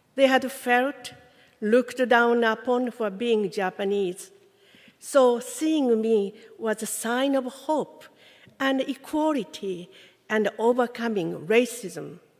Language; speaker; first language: English; non-native, fluent; Japanese